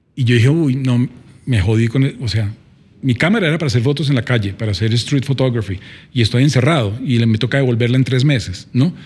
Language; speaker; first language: Spanish; native; Spanish